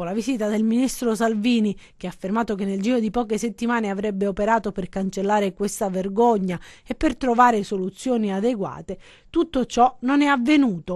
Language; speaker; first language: Italian; native; Italian